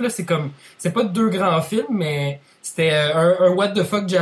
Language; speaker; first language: French; native; French